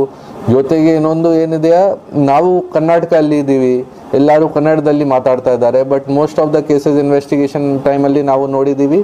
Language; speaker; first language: Kannada; non-native, local second language; Hindi